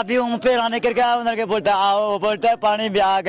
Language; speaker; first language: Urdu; non-native, local second language; Sindhi